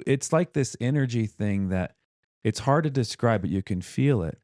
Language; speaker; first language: English; native; English